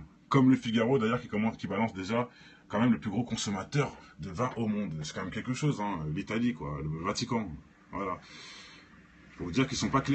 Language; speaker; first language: French; native; French